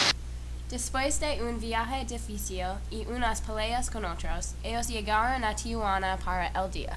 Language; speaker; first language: Spanish; non-native, learner; English